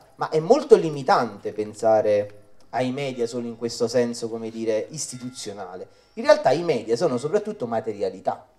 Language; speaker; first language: Italian; native; Italian